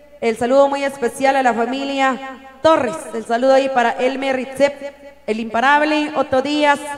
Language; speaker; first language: Spanish; native; Spanish